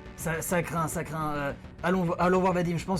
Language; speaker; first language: French; native; French